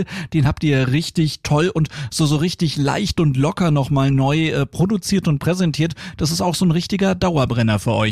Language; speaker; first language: German; native; German